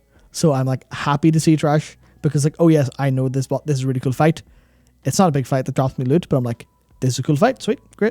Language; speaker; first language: English; native; English